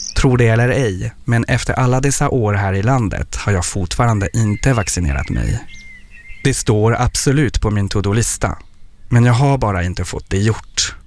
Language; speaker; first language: Swedish; non-native, fluent; French